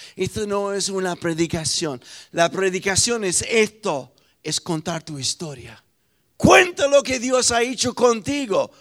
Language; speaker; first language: Spanish; non-native, fluent; English